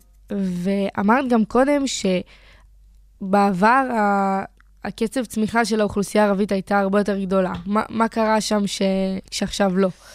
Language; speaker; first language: Hebrew; native; Hebrew